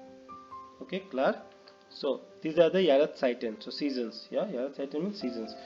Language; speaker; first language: German; non-native, learner; Hindi